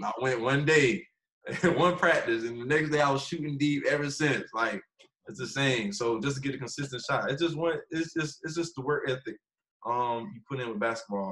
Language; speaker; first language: English; native; English